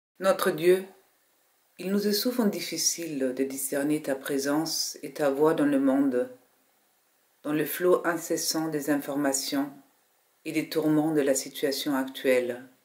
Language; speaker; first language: French; native; French